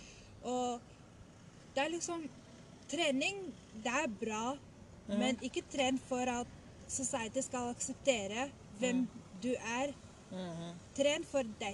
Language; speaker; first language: Norwegian; early bilingual, other home language; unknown